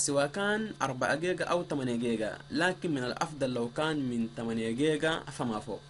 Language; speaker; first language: Arabic; native; Arabic